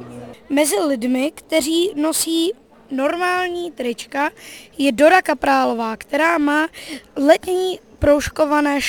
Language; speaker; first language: Czech; native; Czech